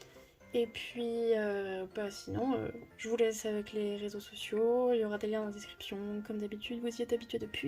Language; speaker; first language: French; native; French